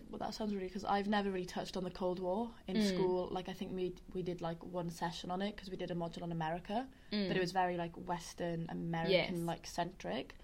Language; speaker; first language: English; native; English